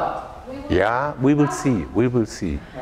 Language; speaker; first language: English; non-native, fluent; German